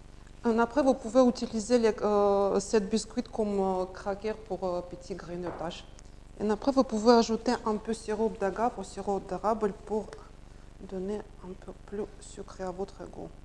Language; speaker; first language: French; non-native, learner; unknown